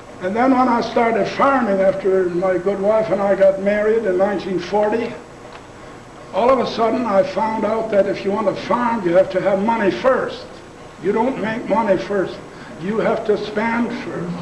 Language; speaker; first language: English; non-native, local second language; Plautdietsch